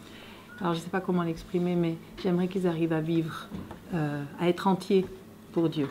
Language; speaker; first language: French; native; French